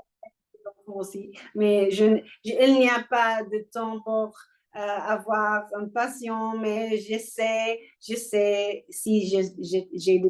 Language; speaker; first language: French; non-native, learner; English